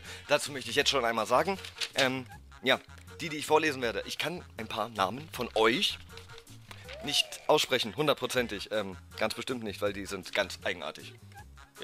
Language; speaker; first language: German; native; German